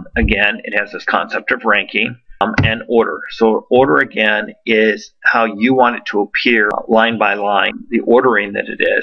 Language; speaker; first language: English; native; English